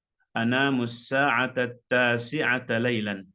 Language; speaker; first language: Arabic; non-native, fluent; Indonesian